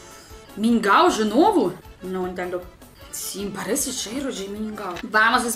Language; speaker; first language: Portuguese; non-native, learner; Russian